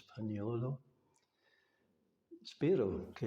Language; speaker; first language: Italian; non-native, local second language; German